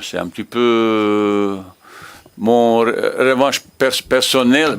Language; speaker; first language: French; non-native, learner; Bosnian